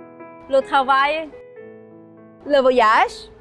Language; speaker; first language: French; non-native, fluent; Thai